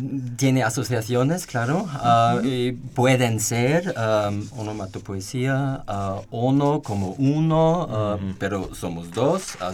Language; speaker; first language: Spanish; non-native, learner; German